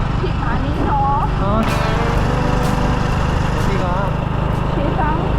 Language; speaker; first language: Korean; non-native, learner; Thai